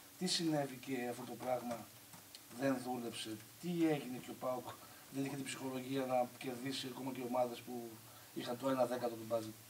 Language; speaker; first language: Greek; native; Greek